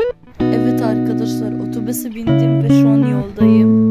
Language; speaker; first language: Turkish; early bilingual, other home language; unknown